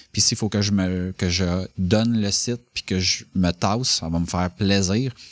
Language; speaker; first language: French; native; French